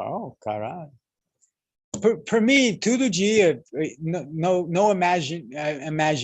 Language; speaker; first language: Portuguese; non-native, learner; English